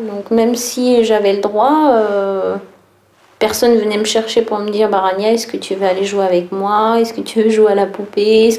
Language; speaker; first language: French; early bilingual, other home language; Arabic